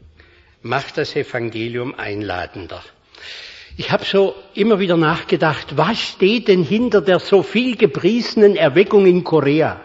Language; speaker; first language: German; native; German